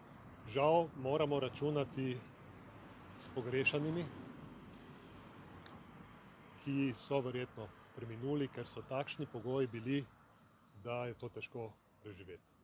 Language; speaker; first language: Slovenian; native; Slovenian